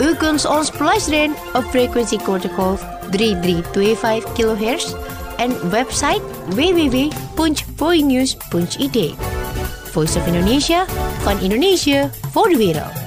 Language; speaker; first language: Dutch; non-native, fluent; Indonesian